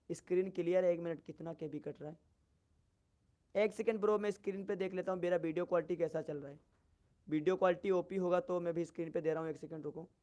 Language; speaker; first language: Hindi; native; Hindi